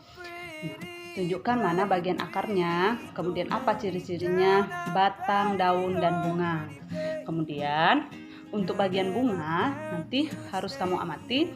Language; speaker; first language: Indonesian; native; Indonesian